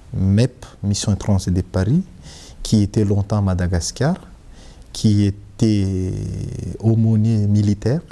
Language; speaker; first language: French; non-native, local second language; Malagasy